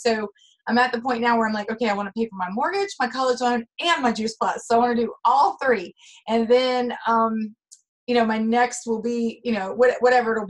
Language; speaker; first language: English; native; English